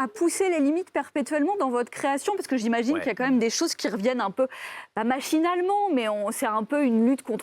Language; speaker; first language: French; native; French